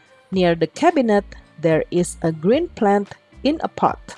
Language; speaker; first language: English; non-native, fluent; Indonesian